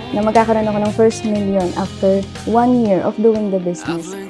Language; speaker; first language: Filipino; native; Filipino